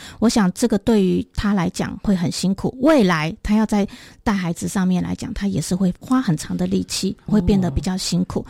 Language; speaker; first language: Chinese; native; Chinese